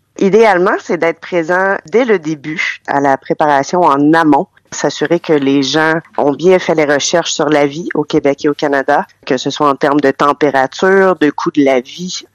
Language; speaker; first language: French; native; French